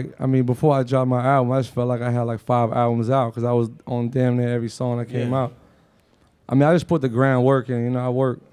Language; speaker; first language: English; non-native, fluent; Arabic